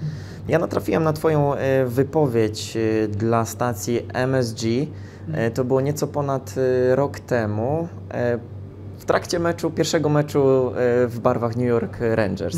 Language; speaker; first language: Polish; native; Polish